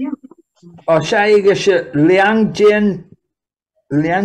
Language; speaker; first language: Chinese; non-native, learner; English